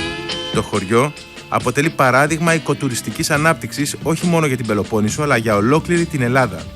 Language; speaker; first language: Greek; native; Greek